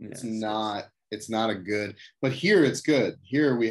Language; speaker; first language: English; native; English